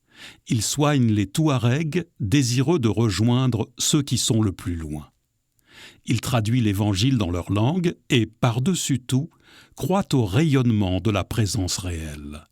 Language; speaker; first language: French; native; French